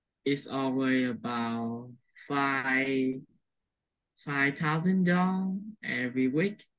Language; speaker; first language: English; non-native, learner; Vietnamese